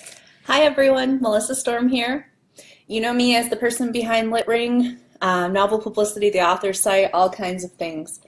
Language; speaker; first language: English; native; English